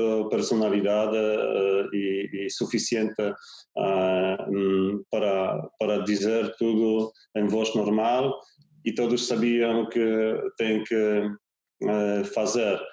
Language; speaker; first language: Portuguese; non-native, fluent; Polish